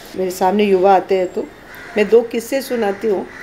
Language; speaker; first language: Hindi; native; Hindi